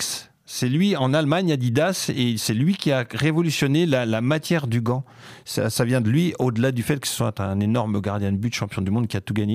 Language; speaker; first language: French; native; French